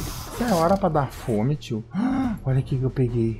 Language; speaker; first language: Portuguese; native; Portuguese